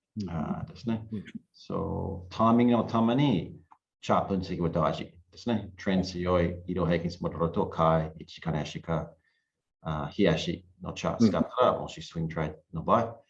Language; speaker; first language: Japanese; non-native, learner; English